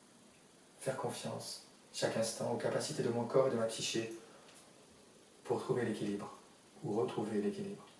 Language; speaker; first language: French; native; French